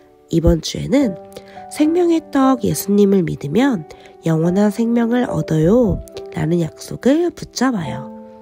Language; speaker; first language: Korean; native; Korean